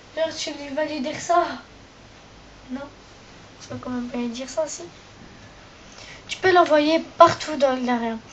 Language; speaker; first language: French; native; French